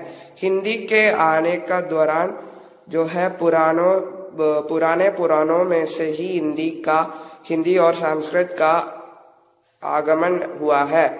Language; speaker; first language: Hindi; non-native, local second language; Malayalam